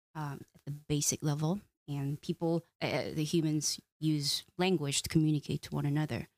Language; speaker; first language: English; non-native, fluent; Korean